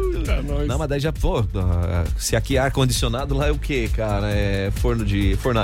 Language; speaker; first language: Portuguese; native; Portuguese